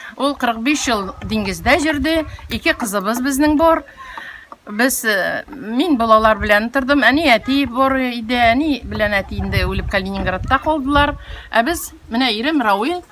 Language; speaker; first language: Tatar; native; Tatar